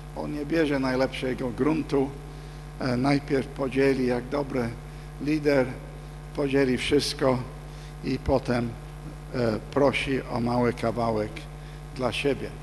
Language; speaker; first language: Polish; non-native, fluent; English